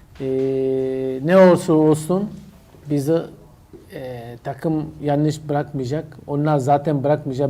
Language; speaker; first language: Turkish; non-native, learner; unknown